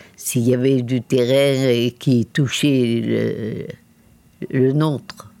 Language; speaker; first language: French; native; French